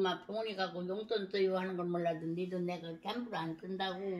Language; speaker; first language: Korean; native; Korean